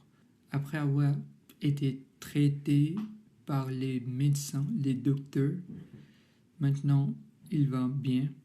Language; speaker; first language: French; non-native, learner; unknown